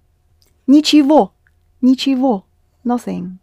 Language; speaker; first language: Russian; non-native, fluent; English